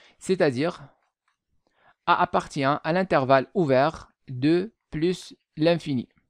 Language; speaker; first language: French; non-native, local second language; Arabic